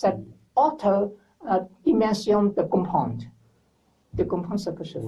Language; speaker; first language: French; non-native, learner; English